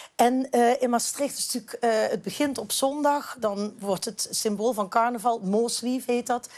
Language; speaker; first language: Dutch; native; Dutch